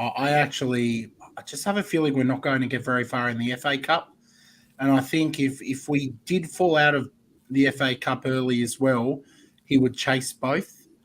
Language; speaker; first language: English; native; English